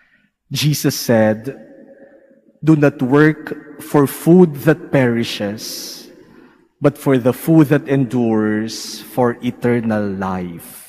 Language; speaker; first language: English; non-native, local second language; Filipino